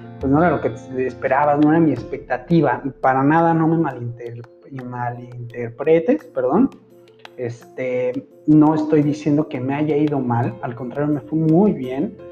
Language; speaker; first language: Spanish; native; Spanish